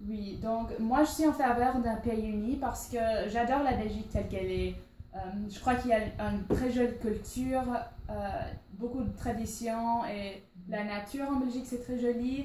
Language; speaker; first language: French; non-native, learner; English